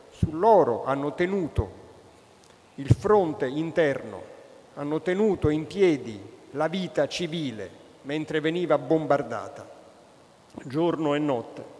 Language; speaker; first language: Italian; native; Italian